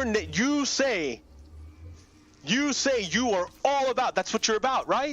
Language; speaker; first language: English; native; English